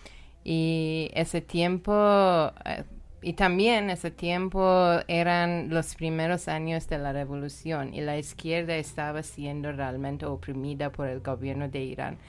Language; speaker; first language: Spanish; non-native, learner; Persian